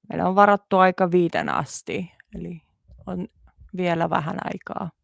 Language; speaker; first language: Finnish; non-native, learner; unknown